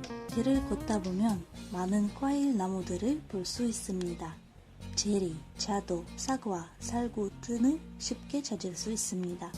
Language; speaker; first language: Korean; non-native, fluent; Russian